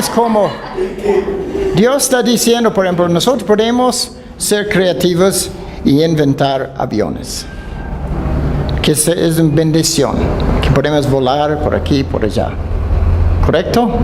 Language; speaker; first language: Spanish; non-native, fluent; Dutch